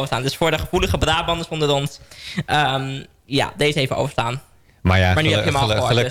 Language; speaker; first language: Dutch; native; Dutch